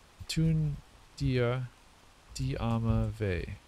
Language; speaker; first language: German; non-native, learner; English